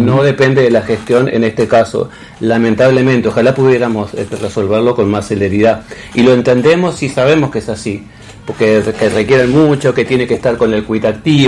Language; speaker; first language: Spanish; native; Spanish